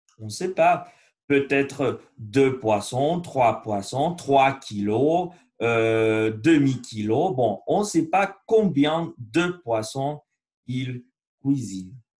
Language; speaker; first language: French; non-native, learner; Spanish